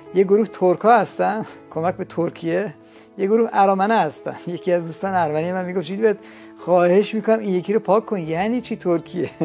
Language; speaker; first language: Persian; non-native, local second language; Armenian